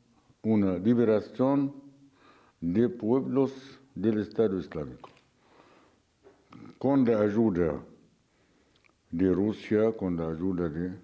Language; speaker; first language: Spanish; non-native, fluent; Arabic